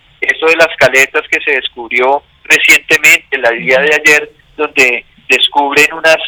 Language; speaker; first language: Spanish; native; Spanish